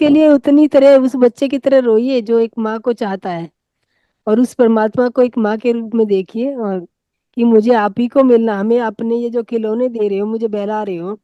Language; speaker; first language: Hindi; native; Hindi